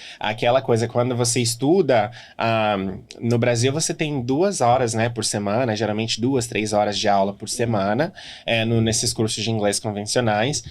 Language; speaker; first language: Portuguese; native; Portuguese